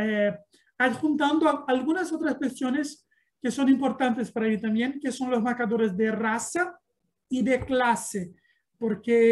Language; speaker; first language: Spanish; non-native, learner; Portuguese